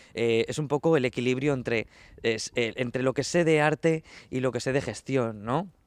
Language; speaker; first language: Spanish; native; Spanish